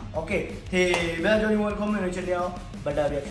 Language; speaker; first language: Vietnamese; non-native, learner; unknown